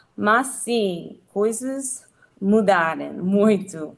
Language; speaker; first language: Portuguese; non-native, learner; English